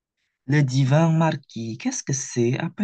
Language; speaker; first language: French; non-native, fluent; Indonesian